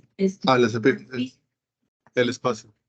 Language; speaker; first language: Spanish; native; Spanish